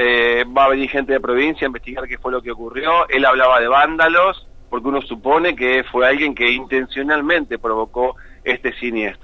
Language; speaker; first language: Spanish; native; Spanish